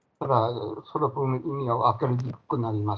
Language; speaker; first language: Japanese; non-native, fluent; Chinese